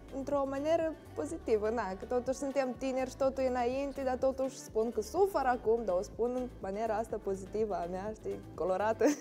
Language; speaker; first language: Romanian; native; Romanian